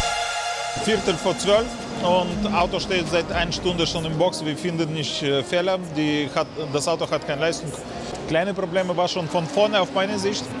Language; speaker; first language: German; non-native, learner; Russian